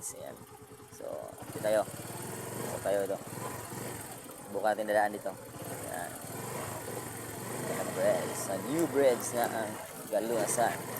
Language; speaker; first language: Filipino; non-native, local second language; Cebuano